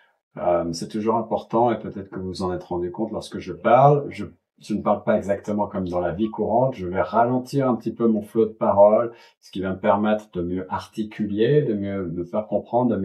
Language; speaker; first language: French; native; French